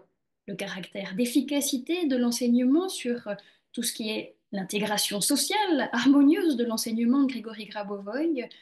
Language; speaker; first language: French; native; French